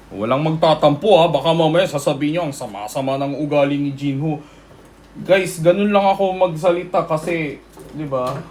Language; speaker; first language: Filipino; early bilingual, other home language; Korean